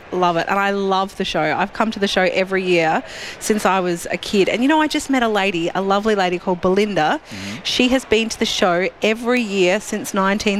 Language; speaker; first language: English; native; English